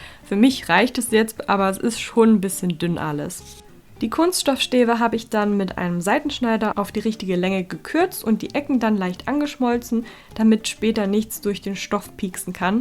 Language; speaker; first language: German; native; German